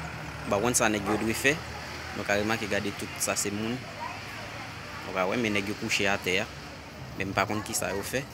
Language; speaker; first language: French; non-native, learner; Haitian Creole